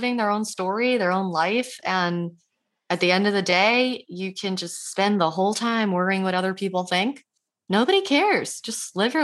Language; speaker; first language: English; native; English